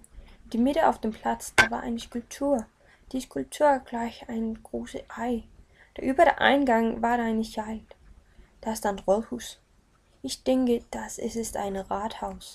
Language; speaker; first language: German; non-native, learner; Danish